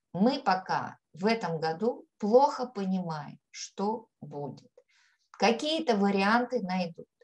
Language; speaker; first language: Russian; native; Russian